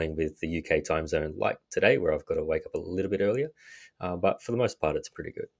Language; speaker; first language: English; native; English